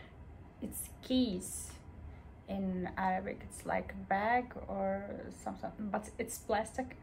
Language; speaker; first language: English; non-native, fluent; Arabic